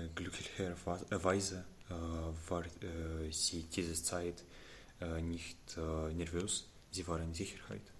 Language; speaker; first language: German; non-native, learner; Ukrainian